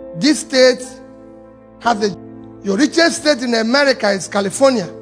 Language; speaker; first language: English; non-native, local second language; Igbo